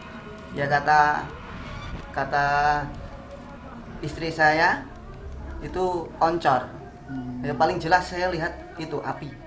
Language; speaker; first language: Indonesian; non-native, local second language; Javanese